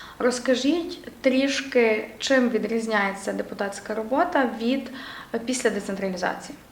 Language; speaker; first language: Ukrainian; native; Ukrainian